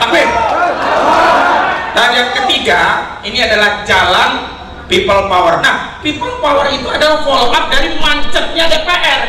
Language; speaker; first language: Indonesian; native; Indonesian